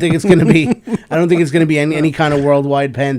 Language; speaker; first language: English; native; English